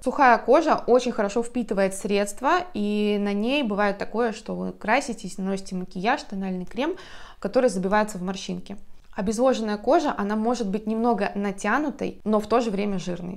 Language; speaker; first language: Russian; native; Russian